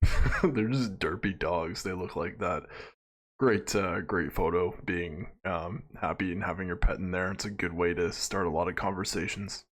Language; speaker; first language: English; native; English